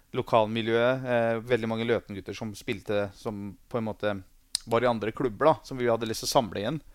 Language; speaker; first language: Norwegian; early bilingual, other home language; Persian